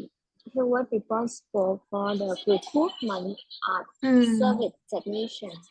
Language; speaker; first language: English; non-native, learner; Vietnamese